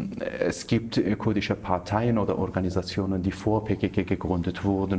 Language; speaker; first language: German; non-native, fluent; Kurdish